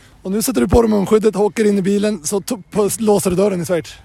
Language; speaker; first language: Swedish; native; Swedish